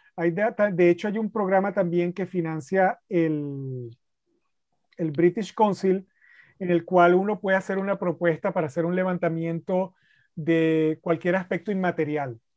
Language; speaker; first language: Spanish; native; Spanish